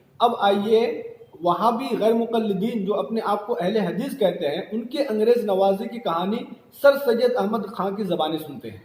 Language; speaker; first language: Urdu; native; Urdu